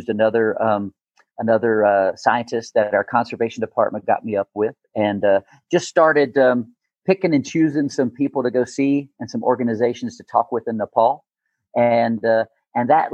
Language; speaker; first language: English; native; English